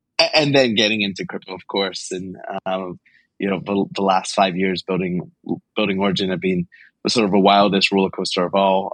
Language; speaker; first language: English; native; English